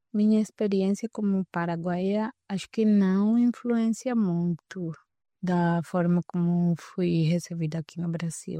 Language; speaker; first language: Portuguese; non-native, fluent; Spanish